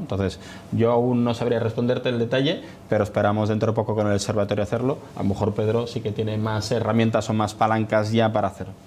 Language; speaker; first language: Spanish; native; Spanish